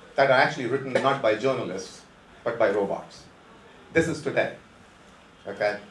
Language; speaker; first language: English; non-native, local second language; Konkani